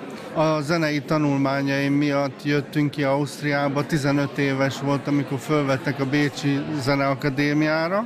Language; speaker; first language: Hungarian; early bilingual, heritage; Hungarian